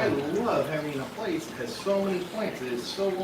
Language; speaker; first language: English; native; English